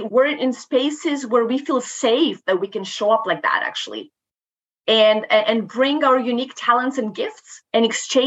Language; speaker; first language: English; non-native, fluent; Romanian